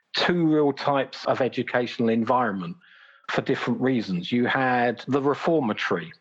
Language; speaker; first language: English; native; English